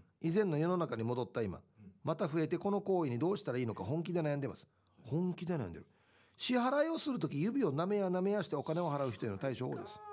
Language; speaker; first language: Japanese; native; Japanese